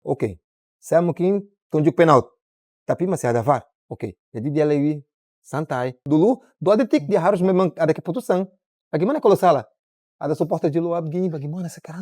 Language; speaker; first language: Indonesian; non-native, fluent; Portuguese